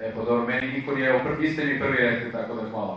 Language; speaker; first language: Serbian; native; Serbian